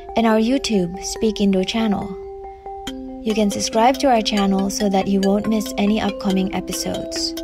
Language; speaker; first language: English; non-native, fluent; Indonesian